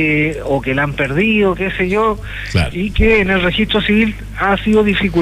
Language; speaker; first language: Spanish; native; Spanish